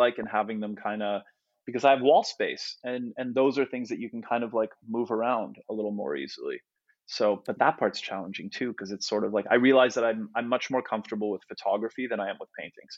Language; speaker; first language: English; non-native, fluent; Polish